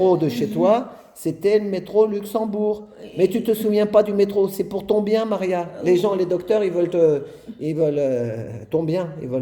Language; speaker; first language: French; native; French